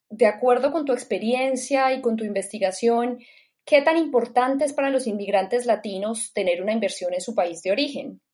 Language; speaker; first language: Spanish; native; Spanish